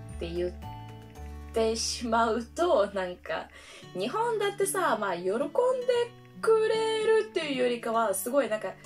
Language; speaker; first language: Japanese; non-native, fluent; Russian